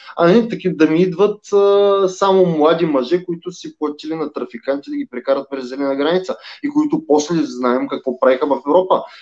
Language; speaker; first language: Bulgarian; native; Bulgarian